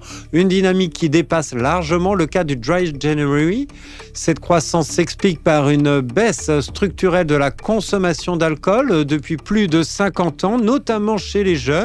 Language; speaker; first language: French; native; French